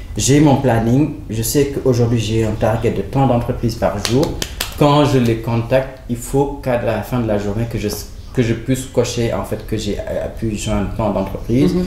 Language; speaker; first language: French; non-native, local second language; Wolof